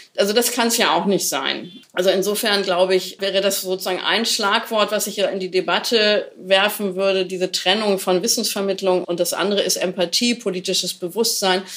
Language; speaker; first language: German; native; German